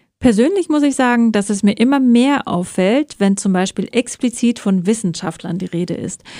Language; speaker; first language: German; early bilingual, other home language; Persian